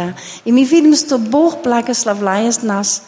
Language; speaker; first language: Russian; non-native, learner; Dutch